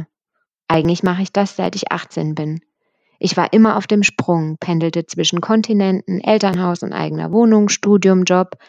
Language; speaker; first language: German; native; German